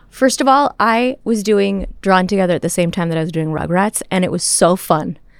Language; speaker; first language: English; native; English